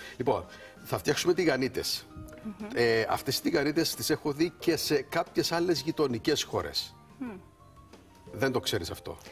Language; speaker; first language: Greek; native; Greek